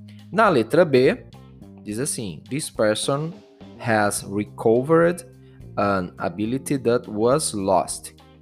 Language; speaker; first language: English; non-native, fluent; Portuguese